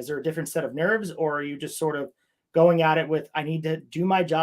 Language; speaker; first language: English; native; English